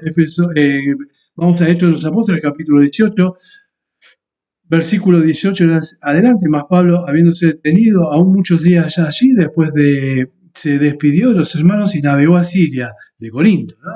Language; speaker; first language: Spanish; native; Spanish